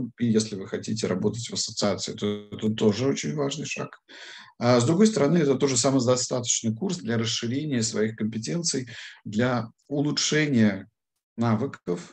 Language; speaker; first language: Russian; native; Russian